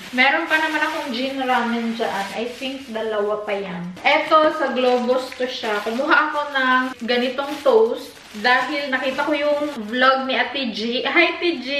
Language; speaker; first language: Filipino; non-native, local second language; Cebuano